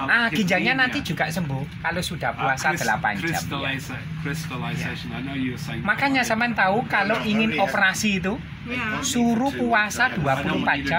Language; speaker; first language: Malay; non-native, local second language; Javanese